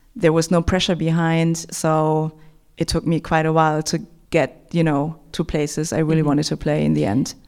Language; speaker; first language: English; non-native, fluent; German